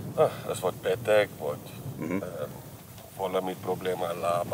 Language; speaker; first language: Hungarian; non-native, learner; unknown